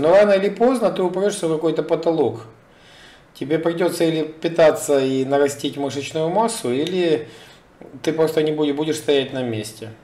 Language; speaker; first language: Russian; native; Russian